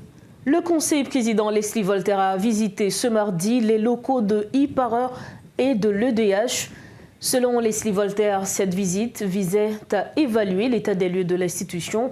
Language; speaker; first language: French; non-native, local second language; Haitian Creole